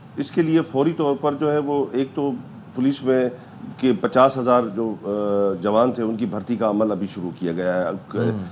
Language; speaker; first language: Urdu; non-native, local second language; Sindhi